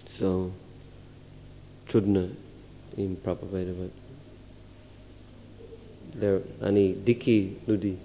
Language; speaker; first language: Russian; non-native, fluent; English